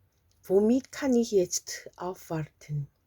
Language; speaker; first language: German; non-native, fluent; Korean